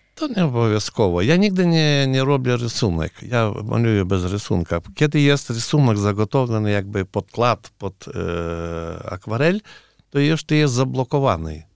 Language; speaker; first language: Polish; non-native, learner; Ukrainian